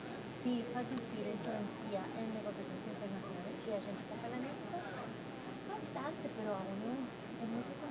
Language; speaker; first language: Portuguese; non-native, learner; Spanish